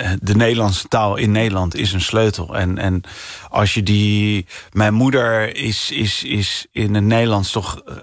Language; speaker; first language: Dutch; early bilingual, other home language; Punjabi